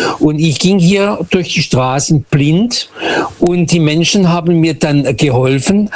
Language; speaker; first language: German; early bilingual, other home language; Portuguese